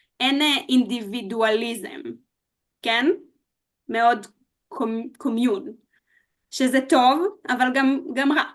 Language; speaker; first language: Hebrew; native; Hebrew